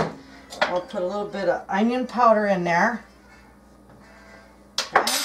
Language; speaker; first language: English; native; English